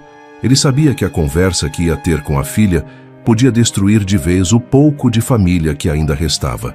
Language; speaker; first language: Portuguese; native; Portuguese